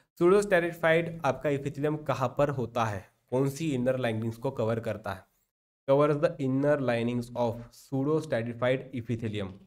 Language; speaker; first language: Hindi; non-native, local second language; Marathi